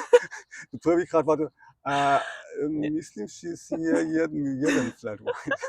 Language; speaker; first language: Slovak; non-native, learner; German